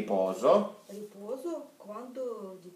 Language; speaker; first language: Italian; non-native, learner; Russian